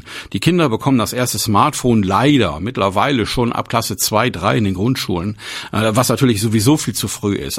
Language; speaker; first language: German; native; German